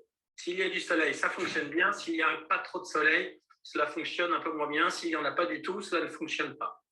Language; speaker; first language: French; native; French